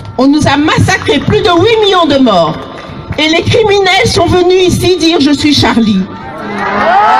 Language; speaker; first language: French; early bilingual, other home language; Lingala